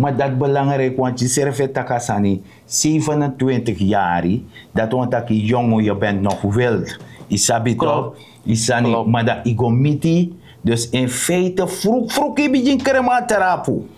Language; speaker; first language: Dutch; non-native, local second language; Sranan Tongo